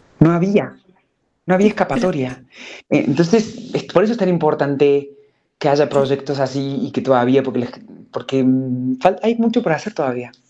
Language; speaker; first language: Spanish; native; Spanish